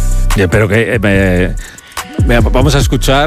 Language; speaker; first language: Spanish; native; Spanish